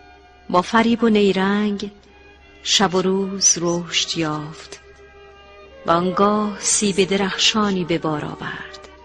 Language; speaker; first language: Persian; native; Persian